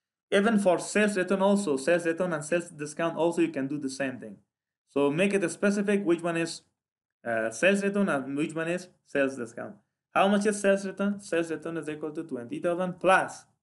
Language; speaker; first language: English; non-native, fluent; Persian